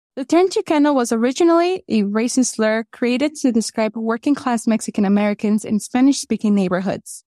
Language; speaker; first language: English; early bilingual, other home language; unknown